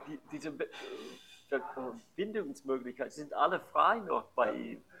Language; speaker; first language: German; non-native, learner; English